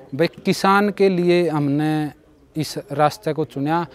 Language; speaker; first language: Hindi; native; Hindi